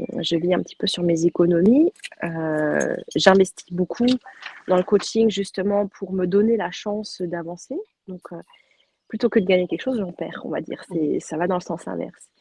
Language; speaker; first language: French; native; French